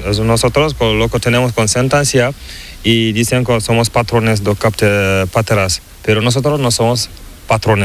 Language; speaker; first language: Spanish; non-native, learner; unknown